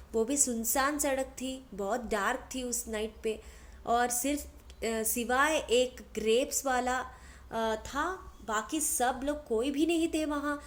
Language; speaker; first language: Hindi; non-native, local second language; Telugu